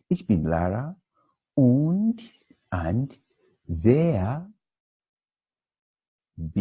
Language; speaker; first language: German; non-native, learner; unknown